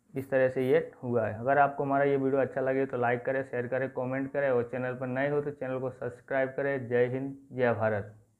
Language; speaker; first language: Hindi; native; Hindi